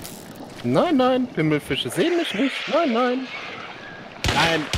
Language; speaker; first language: German; native; German